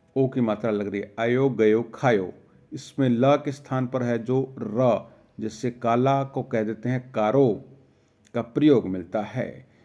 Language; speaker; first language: Hindi; native; Hindi